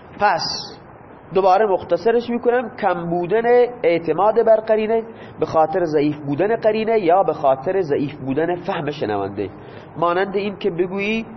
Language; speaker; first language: Persian; non-native, local second language; Baluchi